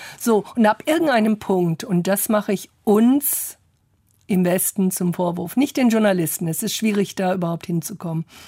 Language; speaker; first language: German; early bilingual, other home language; English